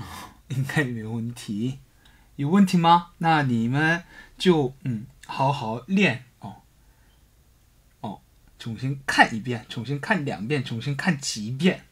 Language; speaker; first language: Chinese; non-native, fluent; Korean